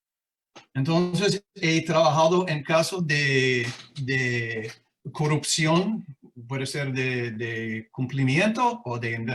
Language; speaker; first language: Spanish; non-native, fluent; English